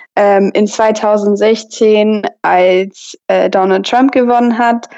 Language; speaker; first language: German; non-native, fluent; English